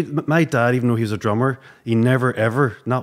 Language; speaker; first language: English; native; English